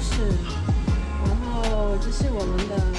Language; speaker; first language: Chinese; non-native, learner; English